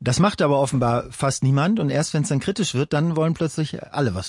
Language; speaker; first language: German; native; German